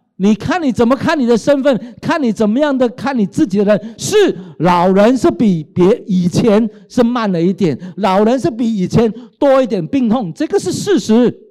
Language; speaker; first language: Chinese; non-native, local second language; Cantonese